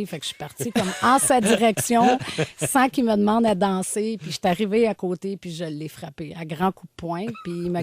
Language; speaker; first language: French; native; French